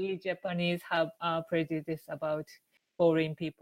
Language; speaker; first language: English; non-native, learner; Japanese